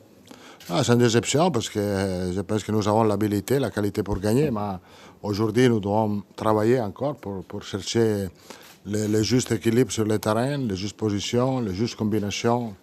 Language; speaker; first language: French; non-native, learner; Italian